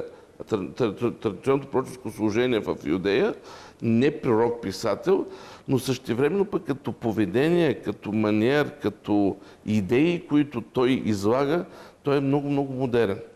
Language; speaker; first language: Bulgarian; native; Bulgarian